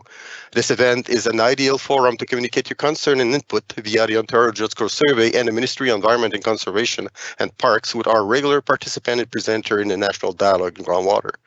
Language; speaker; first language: English; non-native, fluent; French